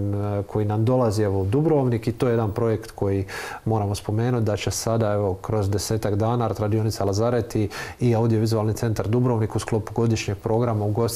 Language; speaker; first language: Croatian; native; Croatian